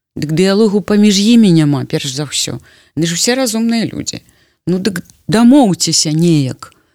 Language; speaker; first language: Belarusian; native; Belarusian